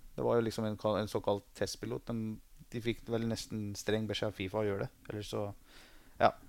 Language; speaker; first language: Norwegian; early bilingual, other home language; Persian